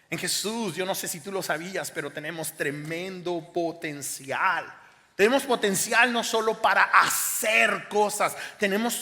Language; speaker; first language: Spanish; native; Spanish